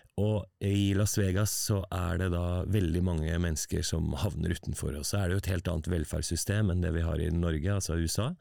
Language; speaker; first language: Norwegian; native; Norwegian